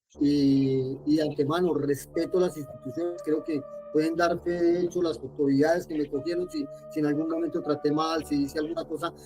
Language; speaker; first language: Spanish; native; Spanish